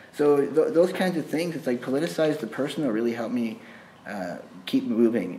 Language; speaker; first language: English; native; English